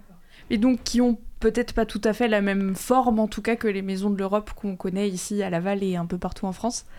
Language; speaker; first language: French; native; French